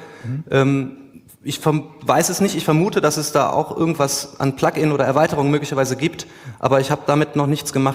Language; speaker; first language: German; native; German